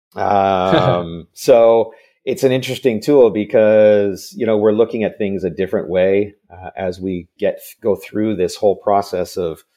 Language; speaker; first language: English; native; English